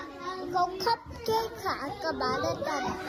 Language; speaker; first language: Korean; early bilingual, heritage; Korean